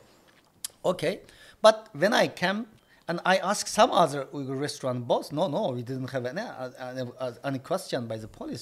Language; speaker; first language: English; non-native, learner; Chinese